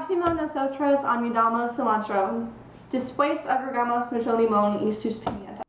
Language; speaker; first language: Spanish; non-native, learner; English